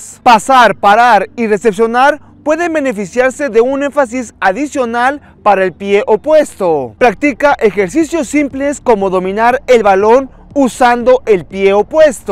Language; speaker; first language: Spanish; native; Spanish